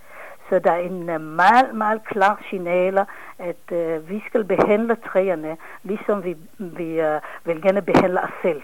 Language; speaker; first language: Danish; non-native, fluent; Hebrew